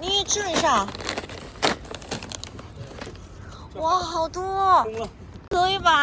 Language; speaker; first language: Chinese; non-native, learner; Korean